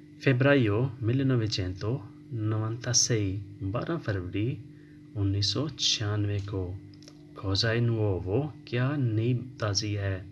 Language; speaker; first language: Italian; non-native, fluent; Urdu